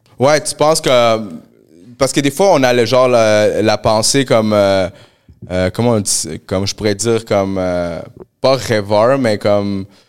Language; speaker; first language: French; early bilingual, other home language; Spanish